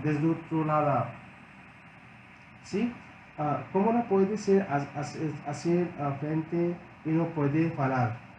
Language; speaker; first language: Spanish; non-native, learner; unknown